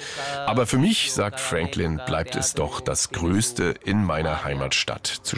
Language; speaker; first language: German; native; German